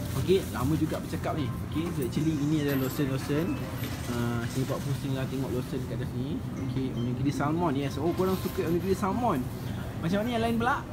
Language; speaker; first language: Malay; native; Malay